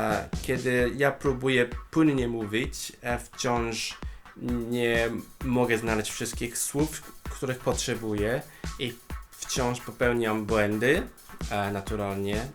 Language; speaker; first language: Polish; non-native, fluent; Cantonese